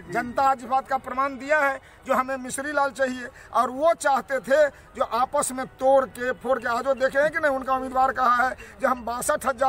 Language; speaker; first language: Hindi; native; Hindi